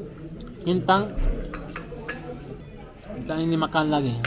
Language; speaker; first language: Indonesian; non-native, learner; Arabic